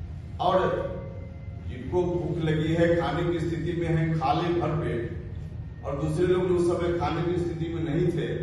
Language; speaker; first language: Hindi; native; Hindi